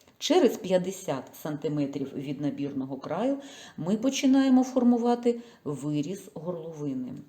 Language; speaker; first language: Ukrainian; non-native, local second language; Russian